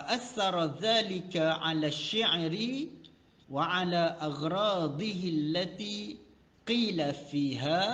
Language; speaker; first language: Arabic; non-native, fluent; Malay